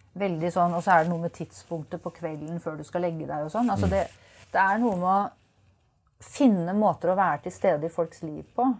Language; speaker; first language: Norwegian; native; Norwegian